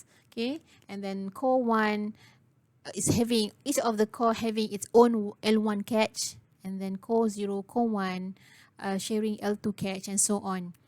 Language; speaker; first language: English; non-native, local second language; Malay